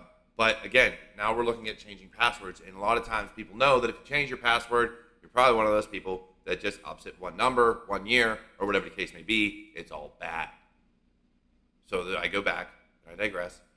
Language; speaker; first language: English; native; English